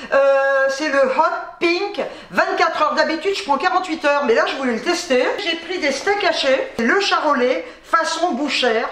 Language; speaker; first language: French; native; French